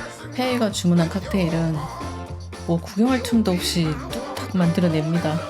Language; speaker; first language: Korean; native; Korean